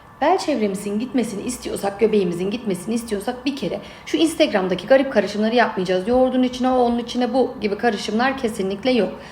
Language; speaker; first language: Turkish; native; Turkish